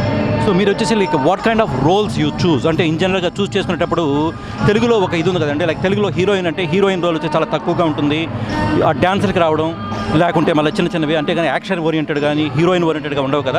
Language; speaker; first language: Telugu; native; Telugu